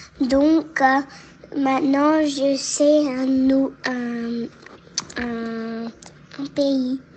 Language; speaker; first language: French; early bilingual, heritage; French